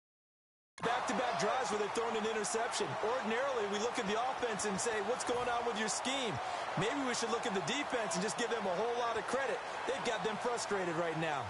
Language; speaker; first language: English; native; English